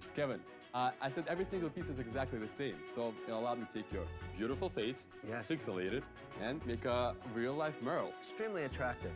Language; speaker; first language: English; early bilingual, other home language; Ukrainian